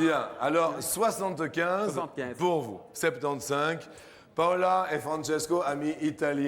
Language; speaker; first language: French; native; French